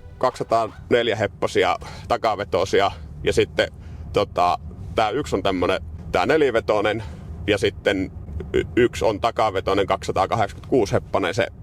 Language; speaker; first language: Finnish; native; Finnish